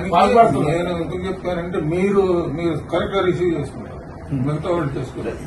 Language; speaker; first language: Telugu; native; Telugu